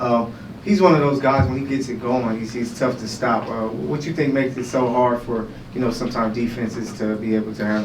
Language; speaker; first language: English; native; English